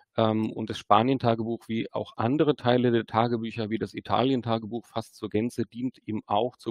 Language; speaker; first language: German; native; German